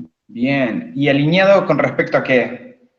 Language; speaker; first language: Spanish; native; Spanish